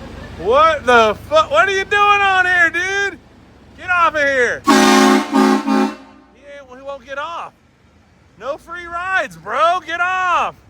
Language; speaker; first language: English; native; English